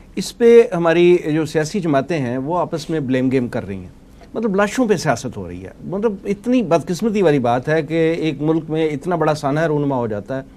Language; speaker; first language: Hindi; native; Hindi